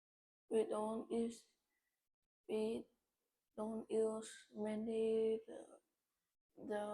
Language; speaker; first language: English; non-native, learner; Vietnamese